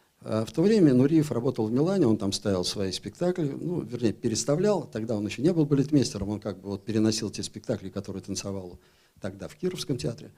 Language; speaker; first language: Russian; native; Russian